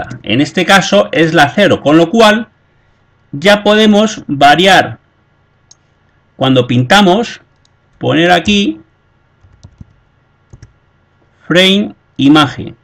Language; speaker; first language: Spanish; native; Spanish